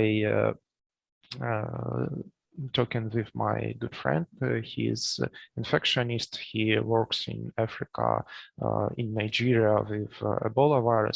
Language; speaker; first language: English; non-native, learner; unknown